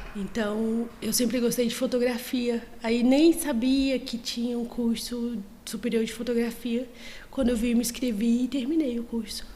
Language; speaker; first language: Portuguese; native; Portuguese